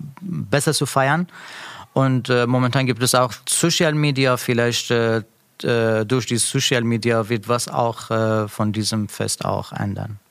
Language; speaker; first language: German; non-native, learner; Persian